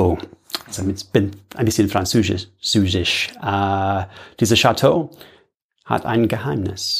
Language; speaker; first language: German; non-native, learner; English